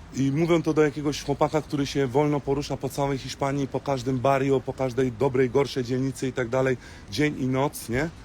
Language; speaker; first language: Polish; early bilingual, heritage; Polish